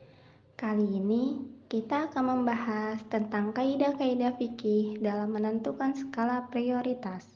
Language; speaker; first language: Indonesian; native; Indonesian